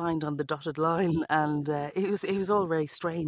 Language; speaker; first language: English; native; English